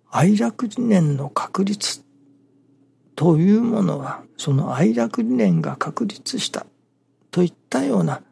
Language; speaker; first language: Japanese; native; Japanese